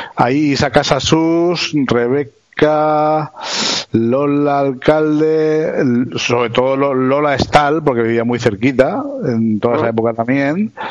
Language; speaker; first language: Spanish; native; Spanish